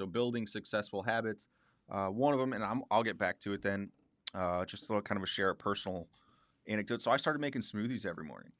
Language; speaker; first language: English; native; English